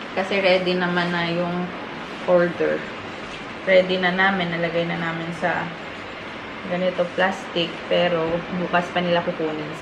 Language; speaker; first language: Filipino; non-native, local second language; Hiligaynon